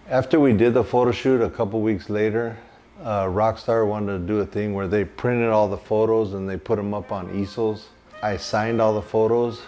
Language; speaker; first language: English; native; English